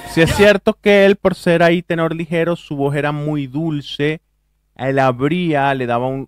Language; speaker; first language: Spanish; native; Spanish